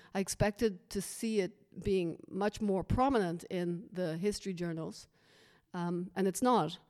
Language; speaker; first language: English; native; English